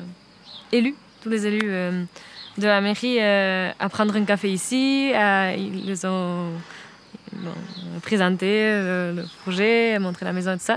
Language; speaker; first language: French; non-native, fluent; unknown